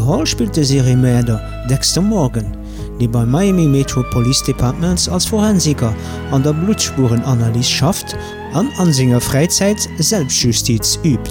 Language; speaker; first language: German; non-native, learner; Luxembourgish